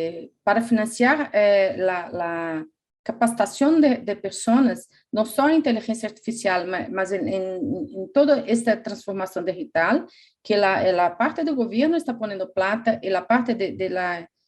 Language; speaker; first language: Spanish; non-native, fluent; Portuguese